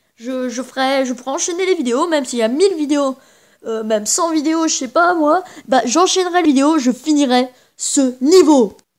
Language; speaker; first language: French; native; French